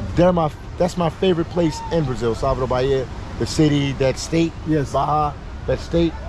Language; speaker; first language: English; native; English